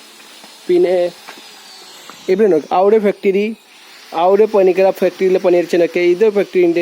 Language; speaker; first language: Malayalam; non-native, learner; Hindi